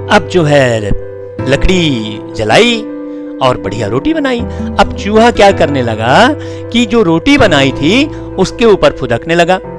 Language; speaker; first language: Hindi; native; Hindi